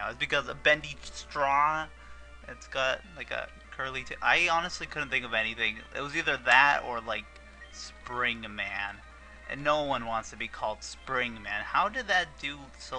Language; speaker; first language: English; native; English